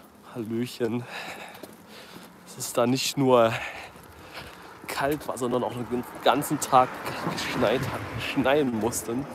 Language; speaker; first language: German; native; German